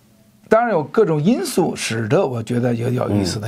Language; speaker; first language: Chinese; native; Chinese